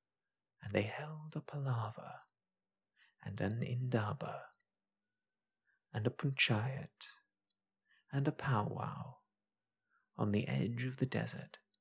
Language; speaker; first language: English; native; English